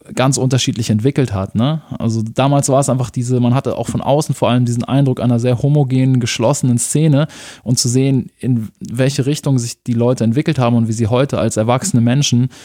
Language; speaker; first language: German; native; German